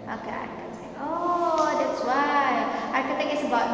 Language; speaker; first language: English; non-native, learner; Indonesian